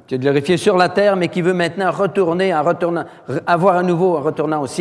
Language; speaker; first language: French; native; French